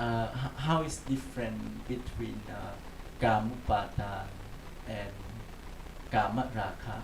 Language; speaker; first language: English; non-native, learner; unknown